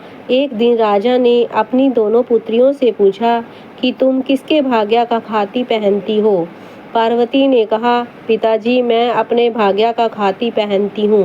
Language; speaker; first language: Hindi; native; Hindi